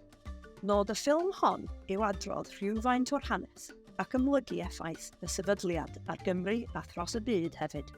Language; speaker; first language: Welsh; native; Welsh